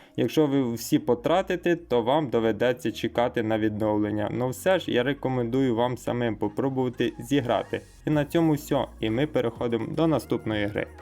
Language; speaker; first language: Ukrainian; native; Ukrainian